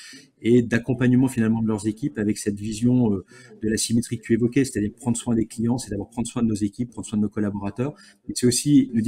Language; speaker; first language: French; native; French